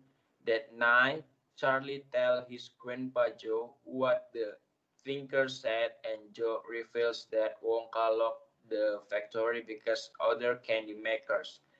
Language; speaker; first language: English; non-native, learner; Indonesian